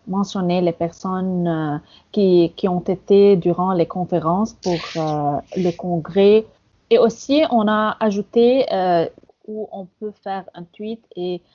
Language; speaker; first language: French; non-native, fluent; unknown